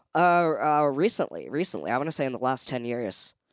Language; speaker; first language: English; native; English